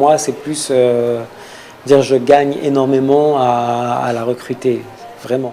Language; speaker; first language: French; native; French